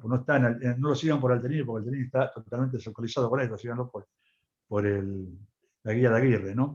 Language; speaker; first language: Spanish; native; Spanish